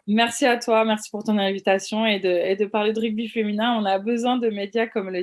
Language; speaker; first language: French; native; French